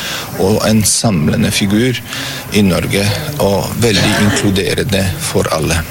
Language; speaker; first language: Norwegian; non-native, fluent; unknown